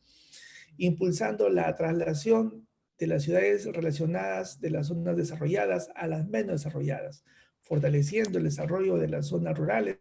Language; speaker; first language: Spanish; native; Spanish